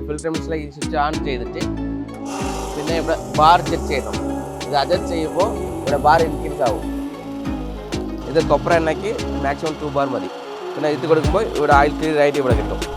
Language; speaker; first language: Malayalam; non-native, learner; Tamil